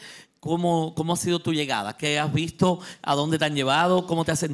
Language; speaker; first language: Spanish; native; Spanish